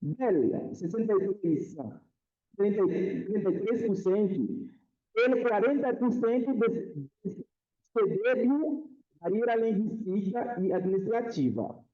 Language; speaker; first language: Portuguese; non-native, fluent; Haitian Creole